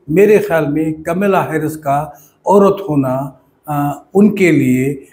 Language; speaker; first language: Urdu; non-native, local second language; Sindhi